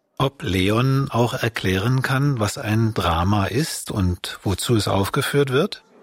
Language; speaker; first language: German; native; German